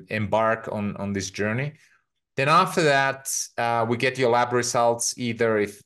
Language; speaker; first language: English; non-native, fluent; Finnish